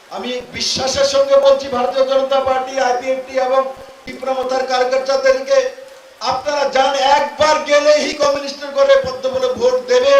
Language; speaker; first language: Bangla; native; Bangla